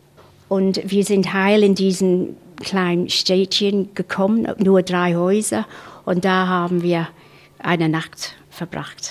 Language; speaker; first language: German; non-native, fluent; English